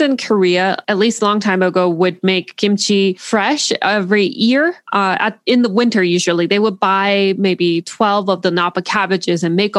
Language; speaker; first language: English; non-native, fluent; Korean